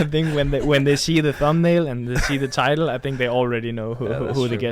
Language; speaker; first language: English; non-native, fluent; Danish